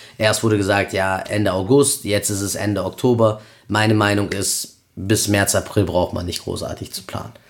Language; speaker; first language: German; early bilingual, other home language; Spanish